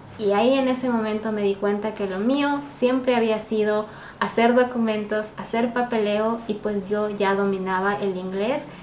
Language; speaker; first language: Spanish; native; Spanish